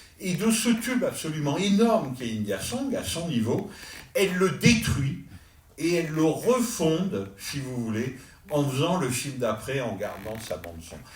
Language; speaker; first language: French; native; French